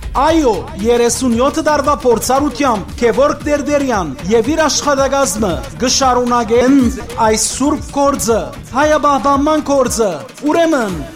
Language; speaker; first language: Armenian; early bilingual, heritage; Armenian